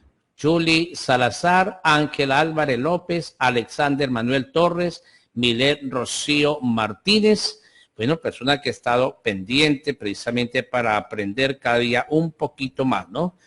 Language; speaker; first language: Spanish; native; Spanish